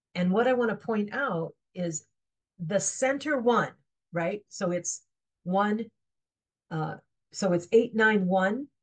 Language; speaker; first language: English; native; English